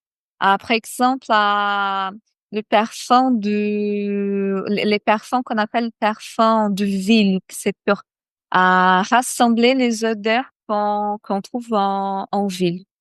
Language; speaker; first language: French; non-native, fluent; Portuguese